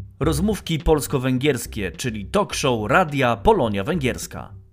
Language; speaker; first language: Polish; native; Polish